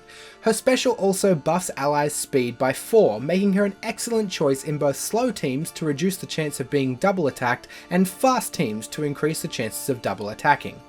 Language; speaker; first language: English; native; English